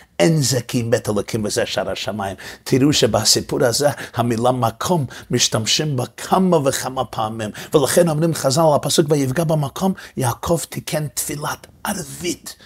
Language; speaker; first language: Hebrew; non-native, fluent; English